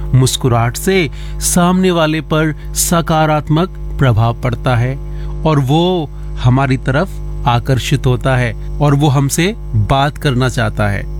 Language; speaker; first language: Hindi; native; Hindi